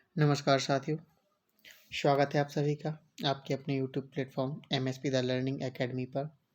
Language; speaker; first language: Hindi; native; Hindi